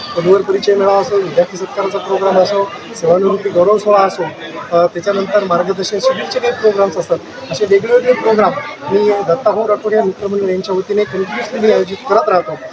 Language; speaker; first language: Marathi; non-native, local second language; Lambadi